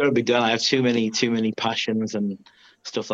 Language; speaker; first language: English; native; English